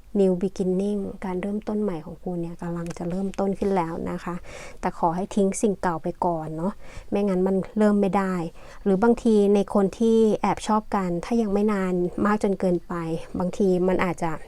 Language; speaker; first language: Thai; native; Thai